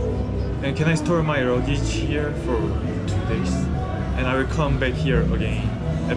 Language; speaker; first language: English; non-native, learner; Korean